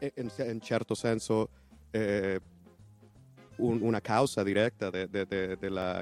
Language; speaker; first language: Italian; non-native, learner; Spanish